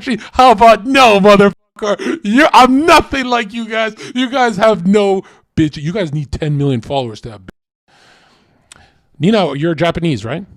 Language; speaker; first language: English; native; English